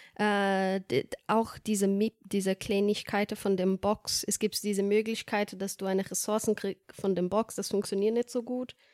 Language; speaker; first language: German; non-native, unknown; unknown